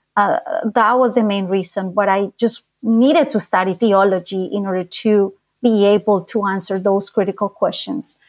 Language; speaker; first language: English; non-native, fluent; Spanish